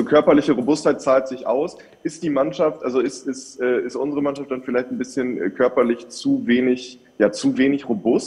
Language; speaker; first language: German; native; German